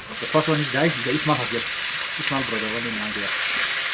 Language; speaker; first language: English; non-native, learner; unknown